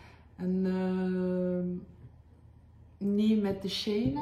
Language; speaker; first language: Dutch; non-native, learner; Arabic